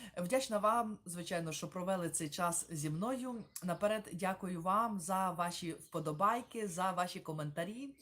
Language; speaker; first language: Ukrainian; native; Ukrainian